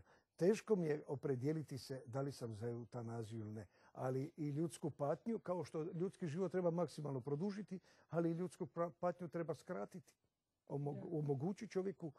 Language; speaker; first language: Croatian; native; Croatian